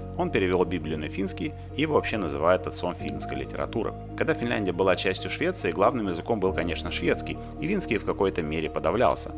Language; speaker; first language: Russian; native; Russian